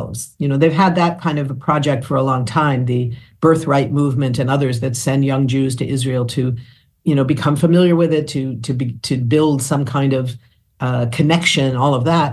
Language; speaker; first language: English; native; English